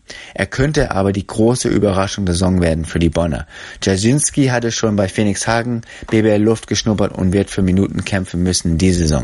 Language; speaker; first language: German; native; German